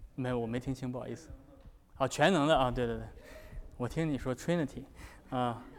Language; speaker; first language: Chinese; native; Chinese